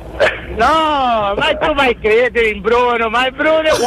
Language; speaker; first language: Italian; non-native, fluent; Portuguese